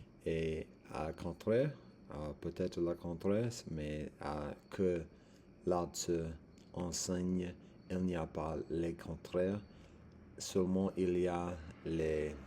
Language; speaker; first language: French; non-native, learner; English